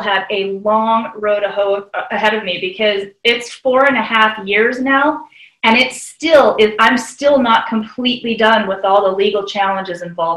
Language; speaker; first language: English; native; English